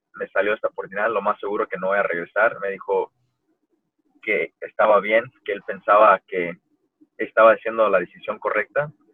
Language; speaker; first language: Spanish; early bilingual, heritage; Spanish